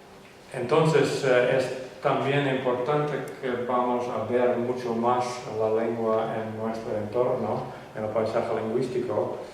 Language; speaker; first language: Spanish; non-native, fluent; Western Frisian